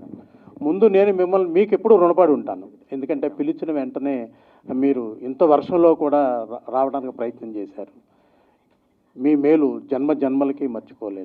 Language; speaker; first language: Telugu; native; Telugu